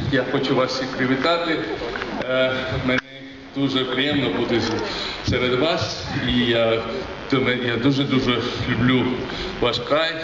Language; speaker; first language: Ukrainian; non-native, learner; Georgian